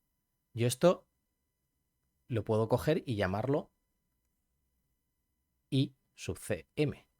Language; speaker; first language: Spanish; native; Spanish